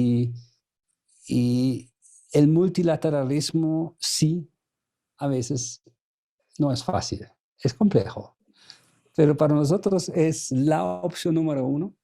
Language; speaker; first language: Spanish; non-native, fluent; German